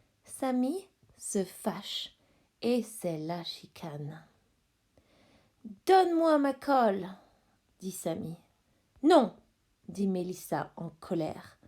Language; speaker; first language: French; non-native, fluent; English